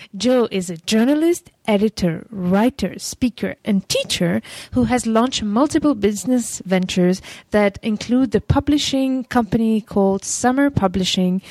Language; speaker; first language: English; non-native, fluent; French